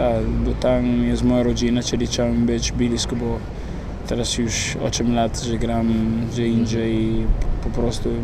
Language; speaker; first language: Polish; non-native, learner; Italian